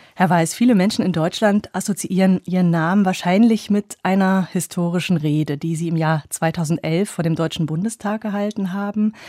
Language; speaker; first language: German; native; German